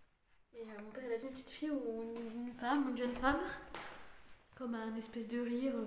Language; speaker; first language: French; native; French